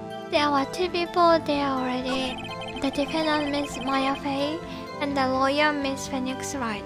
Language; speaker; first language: English; non-native, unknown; Japanese